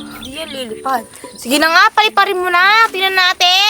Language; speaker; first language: Filipino; native; Filipino